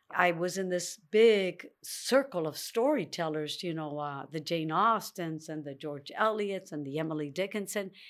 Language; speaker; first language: English; early bilingual, other home language; Spanish